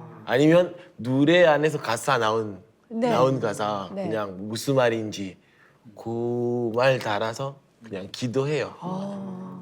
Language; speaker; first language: Korean; early bilingual, heritage; English